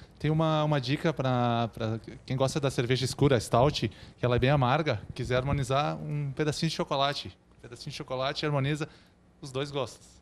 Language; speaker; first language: Portuguese; native; Portuguese